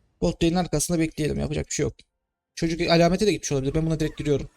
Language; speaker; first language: Turkish; native; Turkish